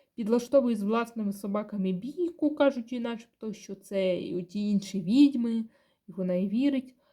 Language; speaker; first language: Ukrainian; non-native, local second language; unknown